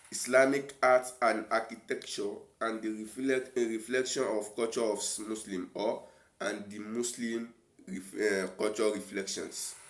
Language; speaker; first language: English; non-native, local second language; Yoruba